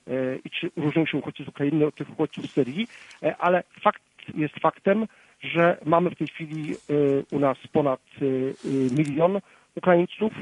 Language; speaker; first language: Polish; native; Polish